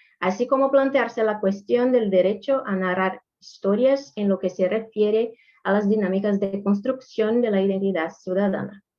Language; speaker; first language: Spanish; non-native, fluent; Portuguese